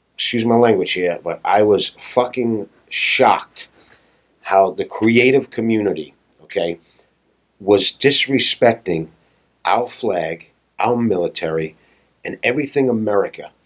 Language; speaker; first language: English; native; English